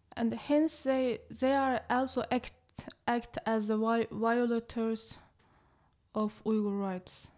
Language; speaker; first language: English; non-native, learner; Chinese